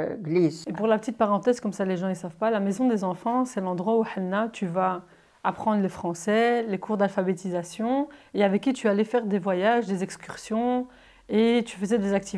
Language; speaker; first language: French; native; French